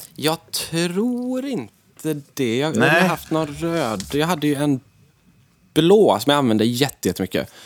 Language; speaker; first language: Swedish; native; Swedish